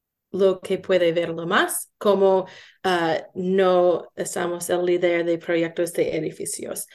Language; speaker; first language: Spanish; non-native, learner; English